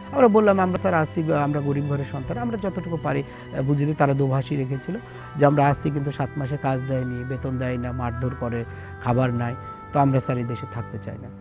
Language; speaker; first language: Bangla; native; Bangla